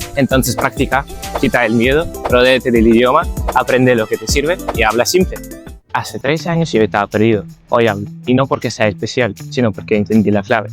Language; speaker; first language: Spanish; non-native, fluent; Ukrainian